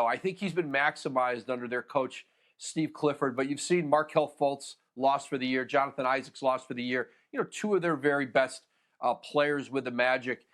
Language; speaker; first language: English; native; English